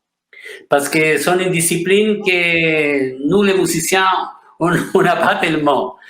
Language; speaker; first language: French; non-native, fluent; Spanish